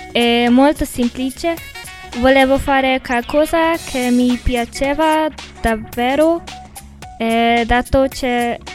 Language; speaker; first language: Italian; non-native, learner; Hungarian